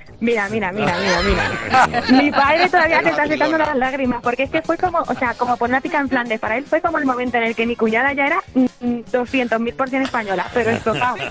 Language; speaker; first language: Spanish; native; Spanish